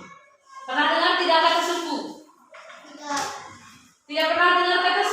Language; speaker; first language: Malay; non-native, local second language; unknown